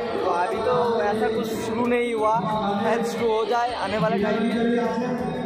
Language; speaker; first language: Hindi; non-native, local second language; Bangla